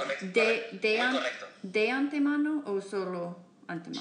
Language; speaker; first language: Spanish; non-native, learner; English